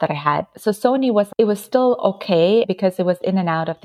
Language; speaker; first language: English; non-native, fluent; Ukrainian